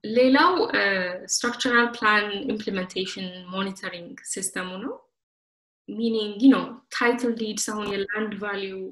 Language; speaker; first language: English; non-native, local second language; Amharic